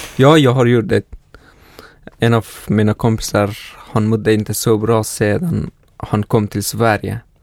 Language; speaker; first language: Swedish; non-native, fluent; Persian